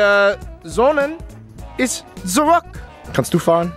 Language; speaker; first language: German; non-native, learner; English